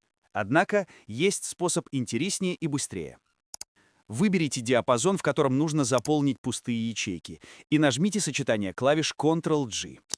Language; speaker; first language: Russian; native; Russian